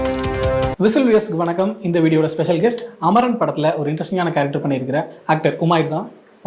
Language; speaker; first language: Tamil; native; Tamil